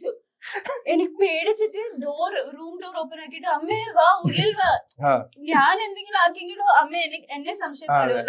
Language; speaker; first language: Malayalam; non-native, learner; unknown